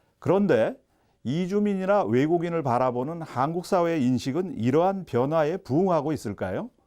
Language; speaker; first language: Korean; native; Korean